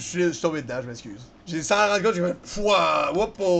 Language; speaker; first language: French; native; French